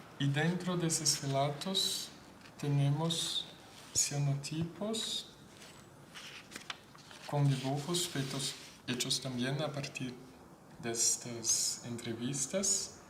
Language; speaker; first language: Spanish; non-native, fluent; Portuguese